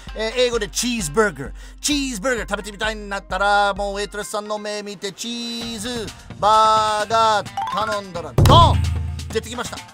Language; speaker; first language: Japanese; non-native, fluent; English